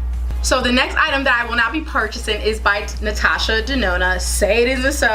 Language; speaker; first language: English; native; English